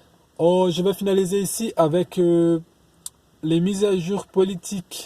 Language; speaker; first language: French; non-native, learner; Portuguese